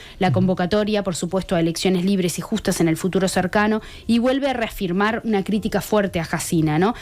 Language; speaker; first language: Spanish; native; Spanish